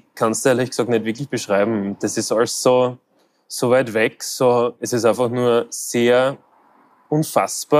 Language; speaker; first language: German; native; German